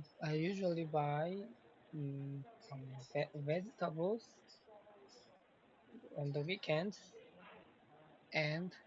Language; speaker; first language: English; non-native, learner; Korean